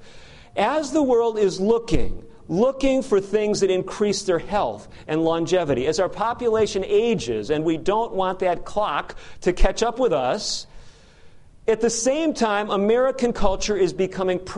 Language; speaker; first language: English; native; English